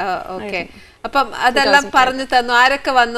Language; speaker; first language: Malayalam; native; Malayalam